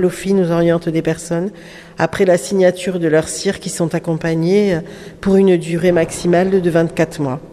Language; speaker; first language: French; native; French